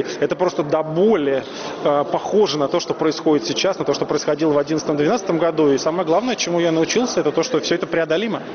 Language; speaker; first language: Russian; native; Russian